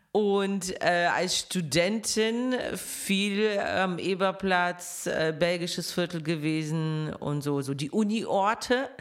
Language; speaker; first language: German; non-native, fluent; Russian